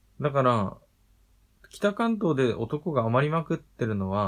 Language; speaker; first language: Japanese; native; Japanese